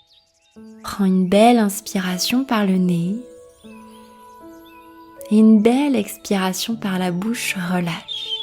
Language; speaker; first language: French; native; French